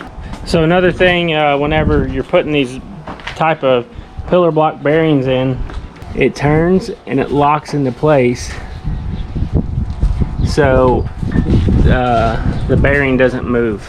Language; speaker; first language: English; native; English